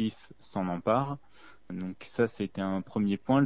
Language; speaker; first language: French; native; French